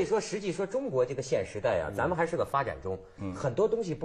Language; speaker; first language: Chinese; native; Chinese